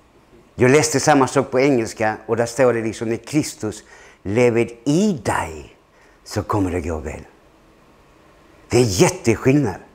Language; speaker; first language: Swedish; non-native, fluent; Spanish